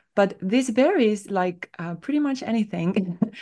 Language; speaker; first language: English; non-native, fluent; Estonian